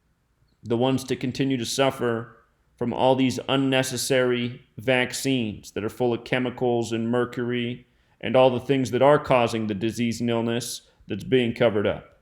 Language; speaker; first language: English; native; English